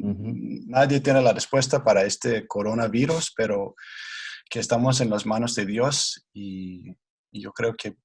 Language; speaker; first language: Spanish; non-native, fluent; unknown